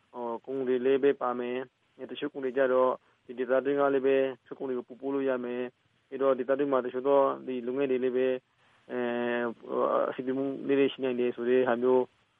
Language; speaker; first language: Burmese; native; Burmese